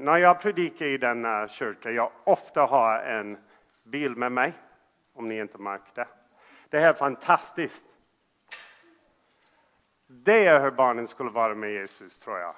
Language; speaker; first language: Swedish; non-native, fluent; English